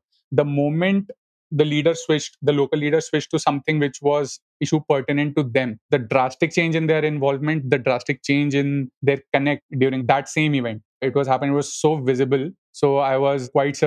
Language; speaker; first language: English; non-native, local second language; Hindi